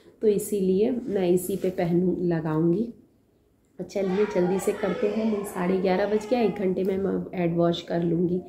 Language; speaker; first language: Hindi; native; Hindi